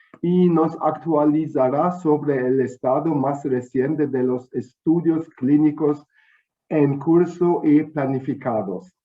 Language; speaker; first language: Spanish; non-native, fluent; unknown